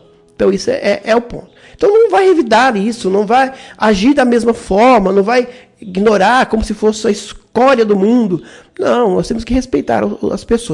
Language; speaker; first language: Portuguese; native; Portuguese